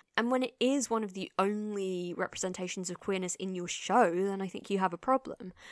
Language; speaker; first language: English; native; English